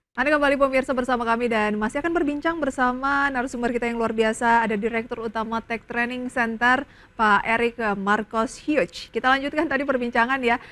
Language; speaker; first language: Indonesian; native; Indonesian